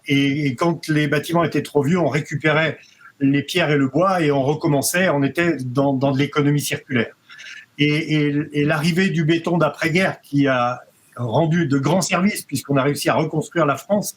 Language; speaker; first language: French; native; French